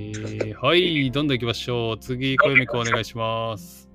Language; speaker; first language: Japanese; native; Japanese